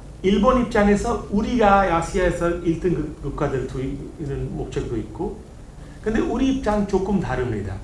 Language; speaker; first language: Korean; non-native, learner; Hindi